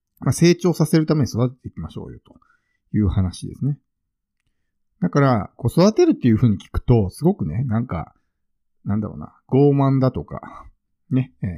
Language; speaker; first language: Japanese; native; Japanese